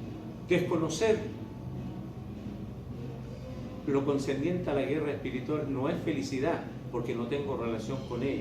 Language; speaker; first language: Spanish; native; Spanish